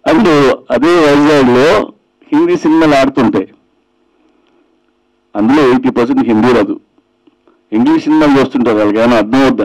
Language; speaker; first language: Telugu; native; Telugu